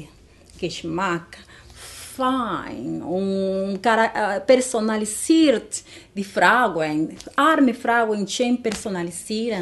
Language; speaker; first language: German; non-native, learner; Spanish